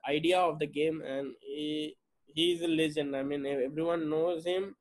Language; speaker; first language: English; non-native, local second language; Bangla